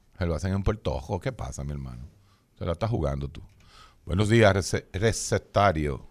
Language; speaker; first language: Spanish; native; Spanish